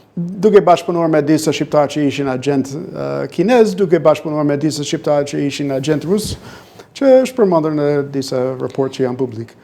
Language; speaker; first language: Albanian; early bilingual, heritage; Albanian